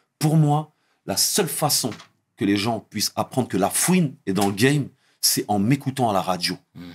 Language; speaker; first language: French; early bilingual, other home language; Arabic